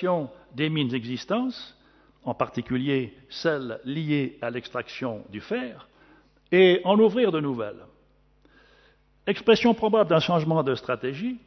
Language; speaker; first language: French; native; French